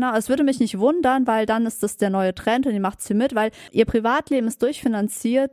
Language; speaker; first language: German; native; German